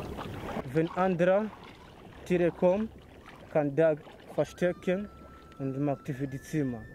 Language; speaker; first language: German; non-native, learner; Swahili